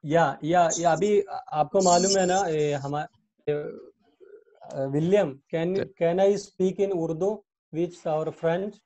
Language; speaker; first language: English; non-native, local second language; Hindi